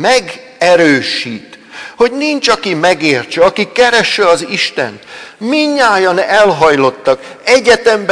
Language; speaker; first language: Hungarian; native; Hungarian